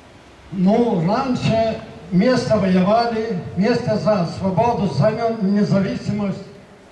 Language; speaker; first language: Russian; non-native, local second language; Lithuanian